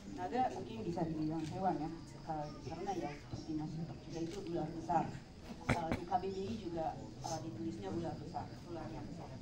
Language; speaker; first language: Indonesian; non-native, fluent; Japanese